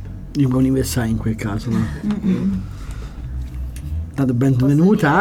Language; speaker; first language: Italian; native; Italian